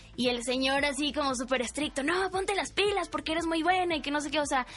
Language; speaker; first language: Spanish; native; Spanish